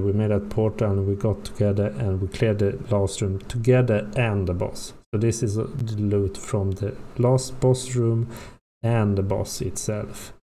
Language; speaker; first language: English; non-native, fluent; Swedish